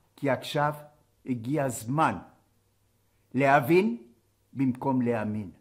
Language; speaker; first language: Hebrew; non-native, fluent; French